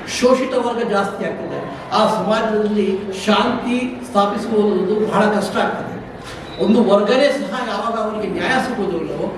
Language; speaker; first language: Kannada; native; Kannada